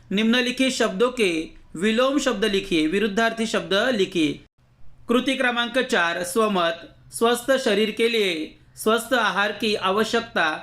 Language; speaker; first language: Hindi; non-native, local second language; Marathi